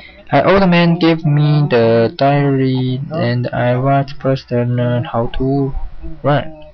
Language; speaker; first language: English; non-native, learner; Chinese